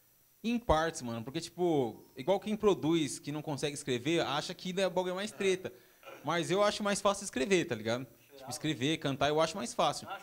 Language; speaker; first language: Portuguese; native; Portuguese